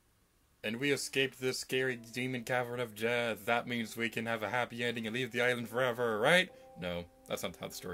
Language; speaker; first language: English; native; English